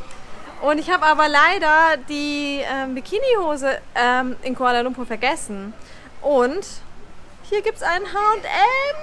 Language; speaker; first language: German; native; German